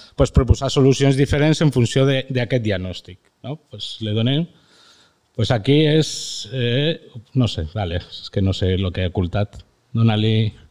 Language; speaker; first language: Spanish; non-native, local second language; Catalan